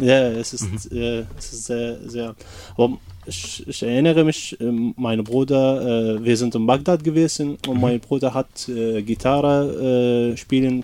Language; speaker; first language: German; non-native, learner; Arabic